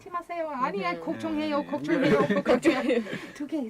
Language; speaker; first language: Korean; non-native, learner; English